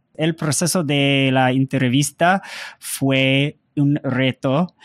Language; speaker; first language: Spanish; non-native, learner; English